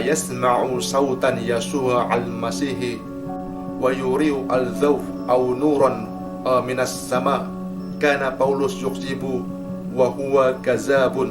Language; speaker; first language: Arabic; non-native, learner; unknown